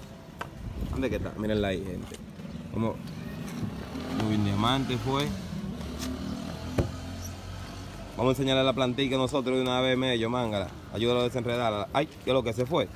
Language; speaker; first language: Spanish; native; Spanish